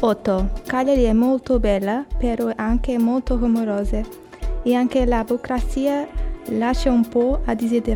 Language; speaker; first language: Italian; non-native, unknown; Portuguese